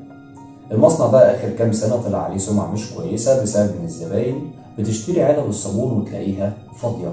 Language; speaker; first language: Arabic; native; Arabic